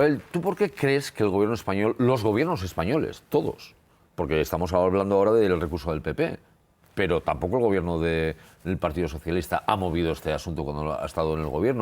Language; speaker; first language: Spanish; native; Spanish